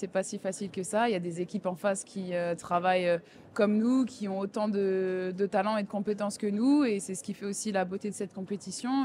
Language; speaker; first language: French; native; French